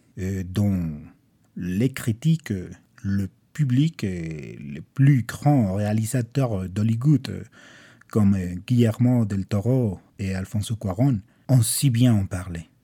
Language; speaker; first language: French; non-native, fluent; Spanish